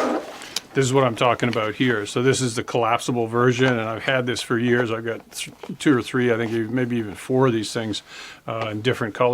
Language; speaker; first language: English; native; English